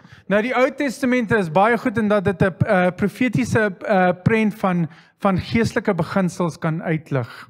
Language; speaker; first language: Afrikaans; non-native, fluent; English